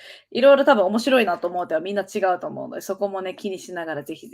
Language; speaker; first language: Japanese; native; Japanese